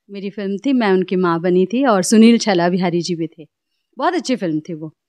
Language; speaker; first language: Hindi; native; Hindi